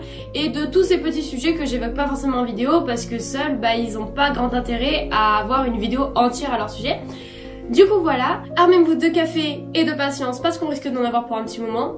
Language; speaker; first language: French; native; French